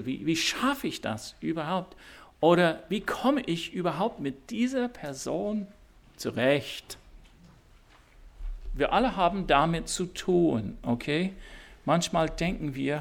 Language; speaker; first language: German; non-native, fluent; English